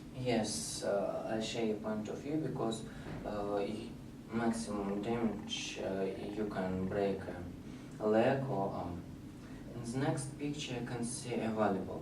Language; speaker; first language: English; non-native, learner; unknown